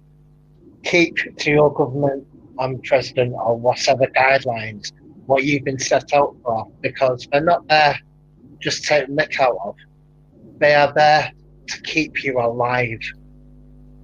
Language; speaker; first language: English; native; English